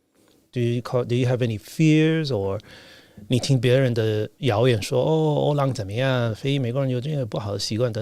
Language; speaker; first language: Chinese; non-native, fluent; English